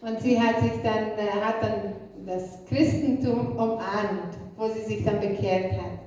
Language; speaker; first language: German; non-native, fluent; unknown